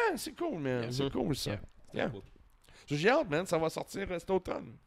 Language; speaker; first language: French; native; French